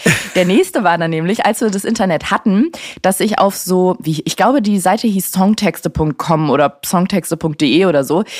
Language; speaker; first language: German; native; German